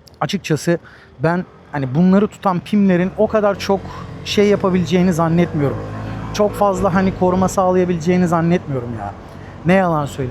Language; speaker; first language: Turkish; native; Turkish